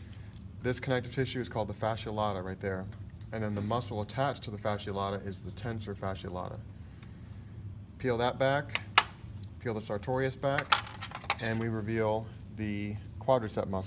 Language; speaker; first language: English; native; English